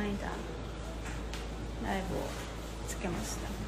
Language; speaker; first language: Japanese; non-native, fluent; Korean